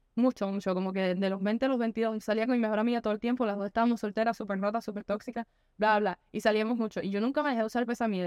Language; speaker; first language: Spanish; native; Spanish